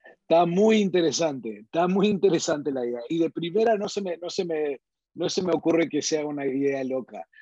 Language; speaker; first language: Spanish; early bilingual, heritage; Spanish